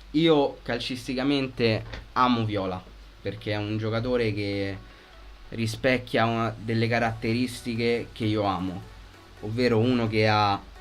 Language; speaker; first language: Italian; native; Italian